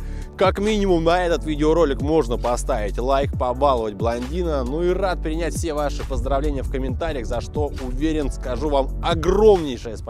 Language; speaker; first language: Russian; native; Russian